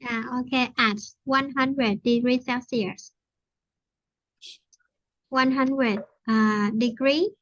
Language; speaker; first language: English; non-native, fluent; Vietnamese